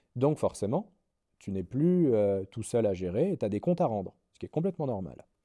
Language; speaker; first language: French; native; French